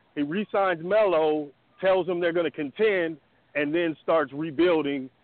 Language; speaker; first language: English; native; English